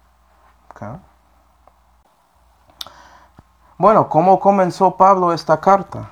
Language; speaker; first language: Spanish; non-native, fluent; English